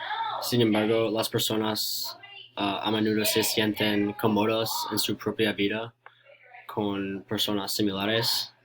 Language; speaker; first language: Spanish; non-native, learner; English